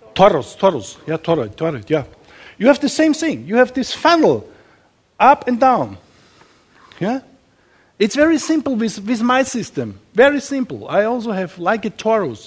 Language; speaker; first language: English; non-native, learner; German